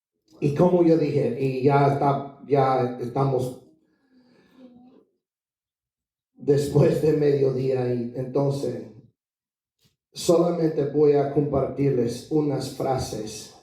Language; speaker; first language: Spanish; non-native, fluent; English